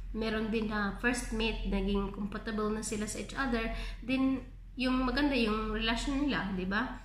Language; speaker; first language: Filipino; non-native, local second language; Cebuano